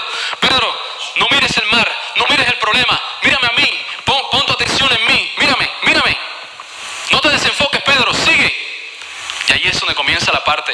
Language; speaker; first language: Spanish; native; Spanish